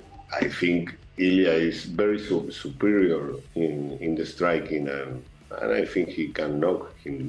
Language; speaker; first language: English; non-native, learner; Spanish